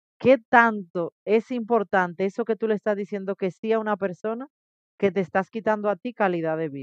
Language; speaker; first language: Spanish; native; Spanish